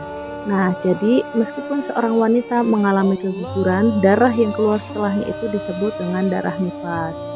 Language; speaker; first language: Indonesian; native; Indonesian